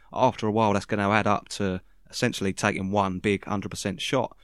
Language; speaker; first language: English; native; English